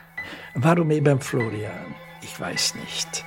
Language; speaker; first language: German; non-native, fluent; Hungarian